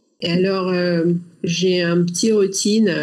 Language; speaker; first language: French; non-native, learner; Russian